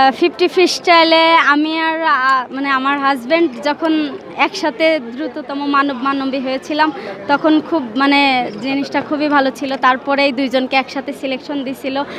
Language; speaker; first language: Bangla; native; Bangla